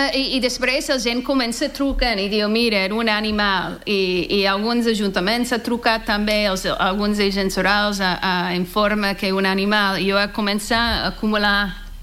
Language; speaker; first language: Catalan; non-native, learner; English